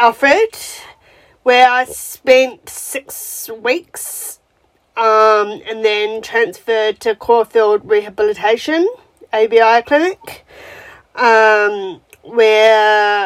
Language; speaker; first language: English; native; English